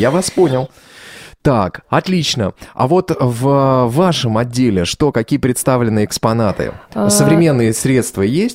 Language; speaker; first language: Russian; non-native, learner; Czech